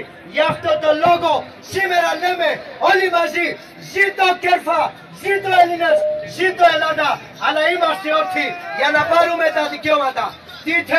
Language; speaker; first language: Greek; non-native, fluent; Urdu